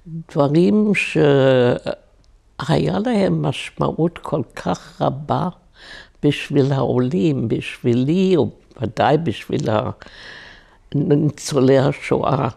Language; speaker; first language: Hebrew; non-native, fluent; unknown